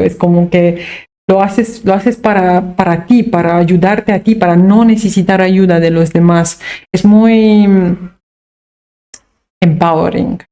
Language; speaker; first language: Spanish; non-native, fluent; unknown